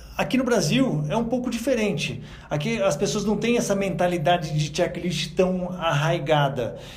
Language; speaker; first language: Portuguese; native; Portuguese